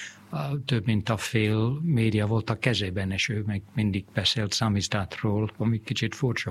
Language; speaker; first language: Hungarian; non-native, fluent; English